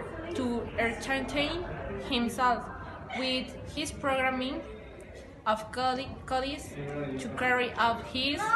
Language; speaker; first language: English; non-native, learner; Spanish